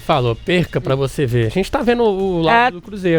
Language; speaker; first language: Portuguese; native; Portuguese